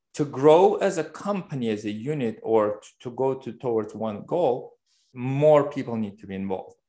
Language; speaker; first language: English; non-native, fluent; Uzbek